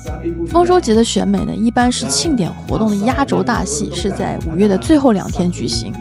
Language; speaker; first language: Chinese; native; Chinese